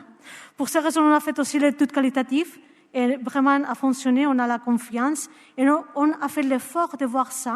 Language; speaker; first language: French; non-native, learner; Spanish